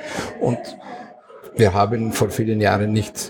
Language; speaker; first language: German; non-native, fluent; Italian